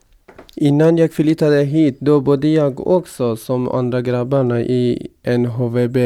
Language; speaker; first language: Swedish; non-native, fluent; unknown